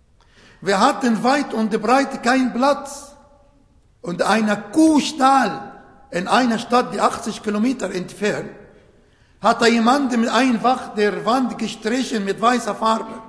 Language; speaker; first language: German; non-native, fluent; Arabic